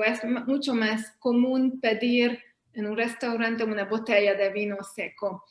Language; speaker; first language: Spanish; non-native, fluent; Hungarian